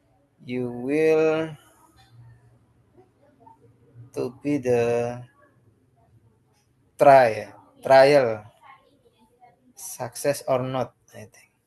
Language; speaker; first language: English; non-native, learner; Indonesian